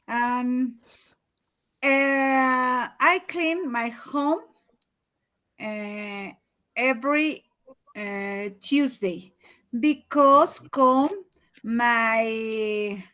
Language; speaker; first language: English; non-native, learner; Spanish